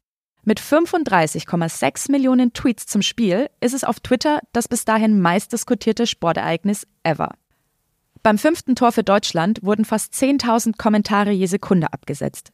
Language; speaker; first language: German; native; German